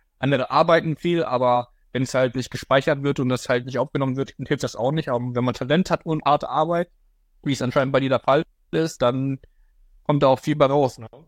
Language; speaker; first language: German; native; German